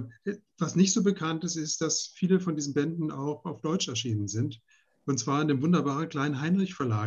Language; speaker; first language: German; native; German